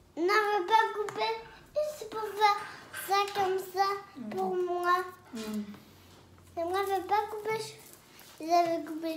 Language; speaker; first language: French; early bilingual, other home language; Vietnamese